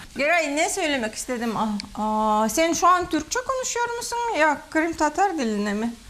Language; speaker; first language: Turkish; non-native, fluent; Turkmen